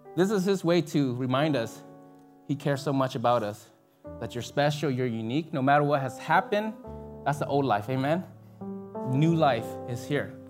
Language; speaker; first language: English; early bilingual, other home language; Vietnamese